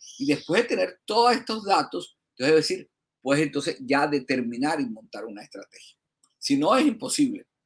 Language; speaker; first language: Spanish; native; Spanish